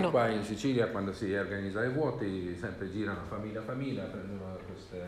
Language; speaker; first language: Italian; non-native, learner; Swedish